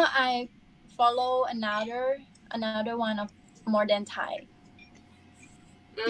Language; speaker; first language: English; non-native, learner; Thai